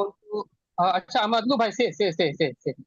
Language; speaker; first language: English; non-native, local second language; Hindi